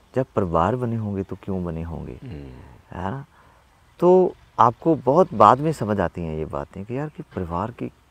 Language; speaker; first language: Hindi; native; Hindi